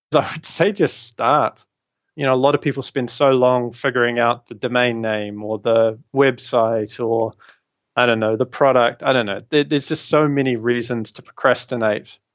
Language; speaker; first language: English; native; English